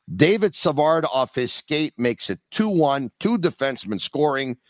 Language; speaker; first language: English; native; English